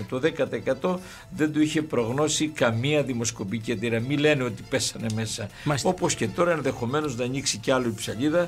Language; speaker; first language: Greek; native; Greek